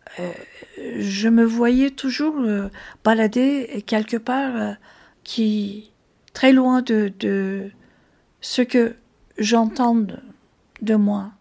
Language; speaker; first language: French; non-native, fluent; Turkish